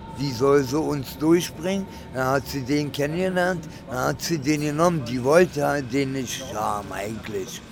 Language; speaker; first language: German; early bilingual, other home language; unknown